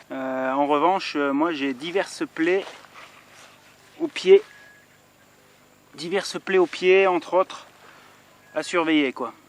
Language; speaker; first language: French; native; French